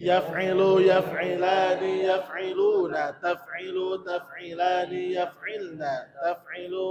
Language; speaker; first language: Arabic; non-native, learner; Indonesian